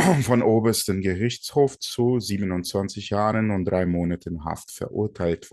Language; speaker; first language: German; non-native, fluent; Portuguese